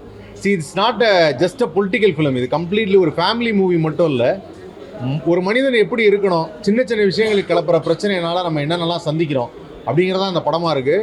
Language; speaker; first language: Tamil; native; Tamil